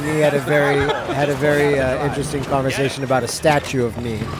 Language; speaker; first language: English; native; English